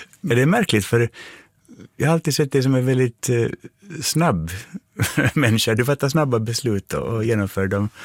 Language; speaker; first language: Swedish; non-native, fluent; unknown